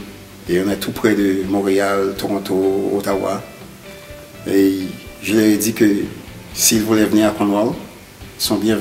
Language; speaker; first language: French; non-native, local second language; Haitian Creole